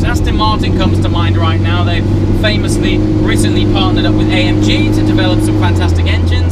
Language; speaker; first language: English; native; English